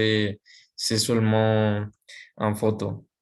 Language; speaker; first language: French; non-native, learner; Spanish